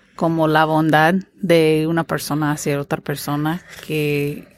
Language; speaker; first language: Spanish; non-native, fluent; English